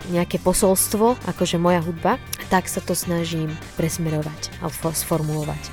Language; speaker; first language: Slovak; non-native, fluent; Arabic